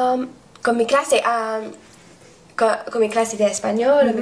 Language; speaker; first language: Spanish; non-native, learner; English